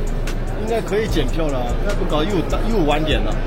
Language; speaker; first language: Chinese; native; Chinese